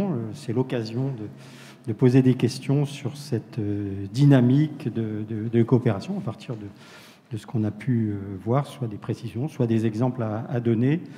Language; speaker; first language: French; native; French